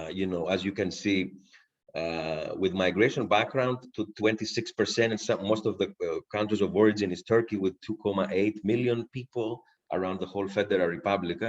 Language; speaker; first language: English; non-native, fluent; Greek